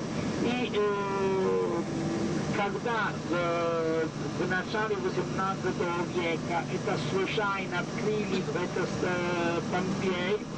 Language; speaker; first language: Russian; non-native, fluent; Italian